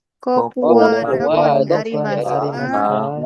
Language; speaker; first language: Japanese; non-native, learner; Indonesian